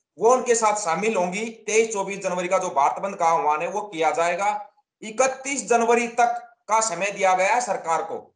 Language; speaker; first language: Hindi; native; Hindi